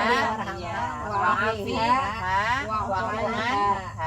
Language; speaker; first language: Arabic; non-native, fluent; Sundanese